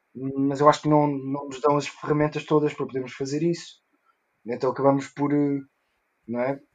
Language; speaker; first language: Portuguese; early bilingual, heritage; Portuguese